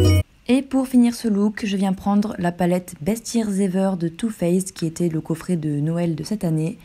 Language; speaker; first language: French; native; French